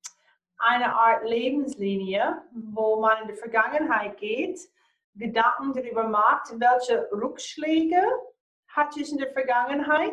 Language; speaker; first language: German; non-native, fluent; English